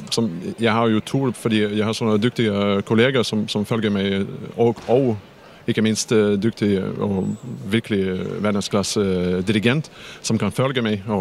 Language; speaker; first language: Danish; non-native, fluent; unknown